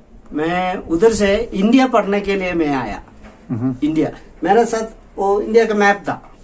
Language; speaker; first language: Hindi; non-native, local second language; Malayalam